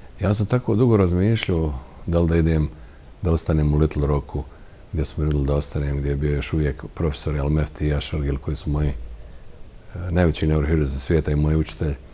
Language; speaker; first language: Bosnian; native; Bosnian